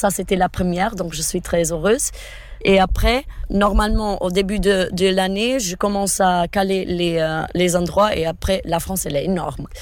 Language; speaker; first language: French; non-native, fluent; Portuguese